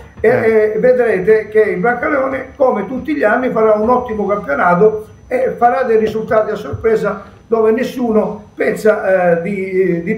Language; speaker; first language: Italian; native; Italian